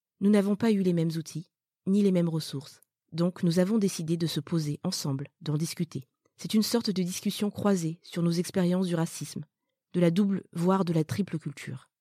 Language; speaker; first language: French; early bilingual, other home language; Malagasy